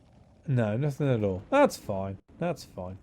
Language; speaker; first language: English; native; English